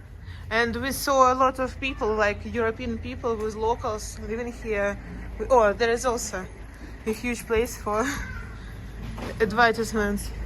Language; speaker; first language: English; non-native, learner; Russian